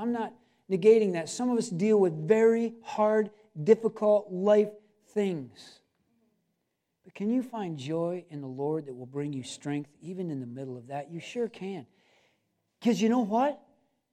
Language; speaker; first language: English; native; English